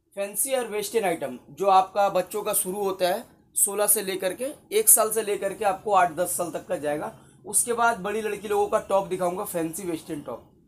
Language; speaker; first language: Hindi; native; Hindi